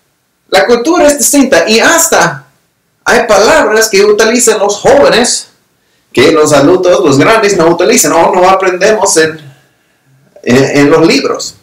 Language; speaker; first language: Spanish; non-native, fluent; English